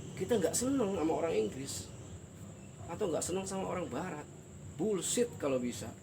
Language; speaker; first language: Indonesian; non-native, local second language; Sundanese